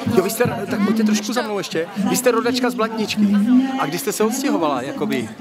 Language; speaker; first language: Czech; native; Czech